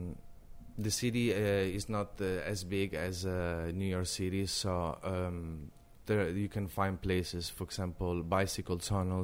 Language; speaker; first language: English; non-native, fluent; Italian